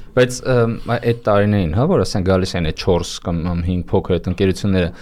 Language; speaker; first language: Armenian; native; Armenian